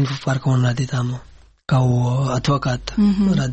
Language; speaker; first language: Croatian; non-native, learner; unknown